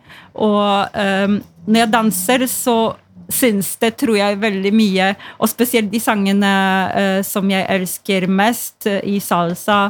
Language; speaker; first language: Norwegian; non-native, fluent; Polish